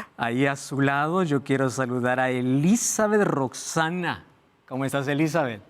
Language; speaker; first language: Spanish; non-native, fluent; Portuguese